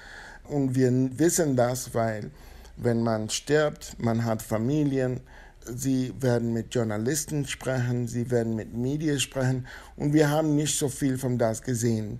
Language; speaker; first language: German; non-native, fluent; Spanish